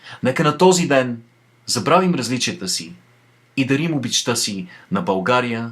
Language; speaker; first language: Bulgarian; native; Bulgarian